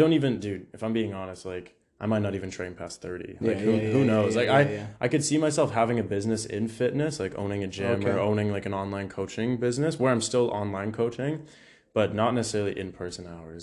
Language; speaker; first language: English; native; English